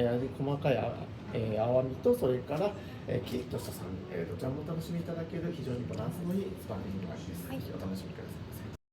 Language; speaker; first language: Japanese; native; Japanese